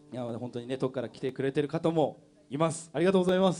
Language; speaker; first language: Japanese; native; Japanese